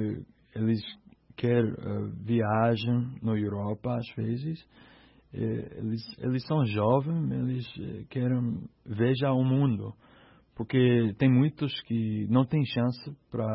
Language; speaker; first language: Portuguese; non-native, learner; English